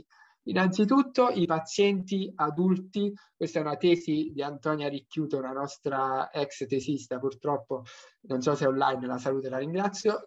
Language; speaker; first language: Italian; native; Italian